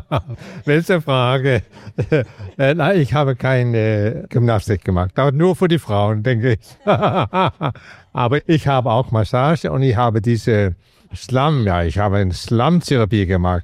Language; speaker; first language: German; non-native, fluent; Danish